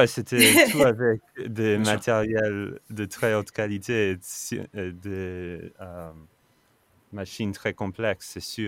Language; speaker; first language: French; non-native, fluent; English